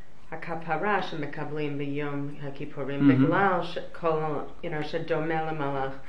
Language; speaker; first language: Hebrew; non-native, fluent; English